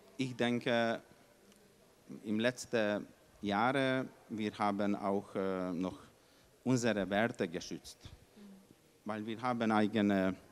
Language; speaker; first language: German; non-native, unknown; Hungarian